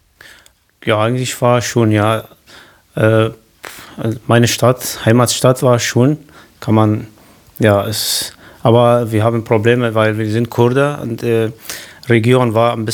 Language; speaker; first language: German; non-native, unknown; Kurdish